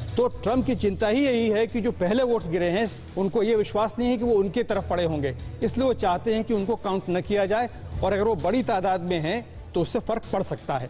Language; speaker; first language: Hindi; native; Hindi